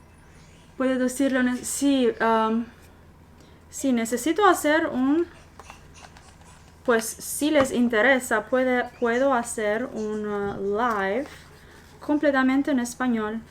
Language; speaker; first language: Spanish; non-native, fluent; English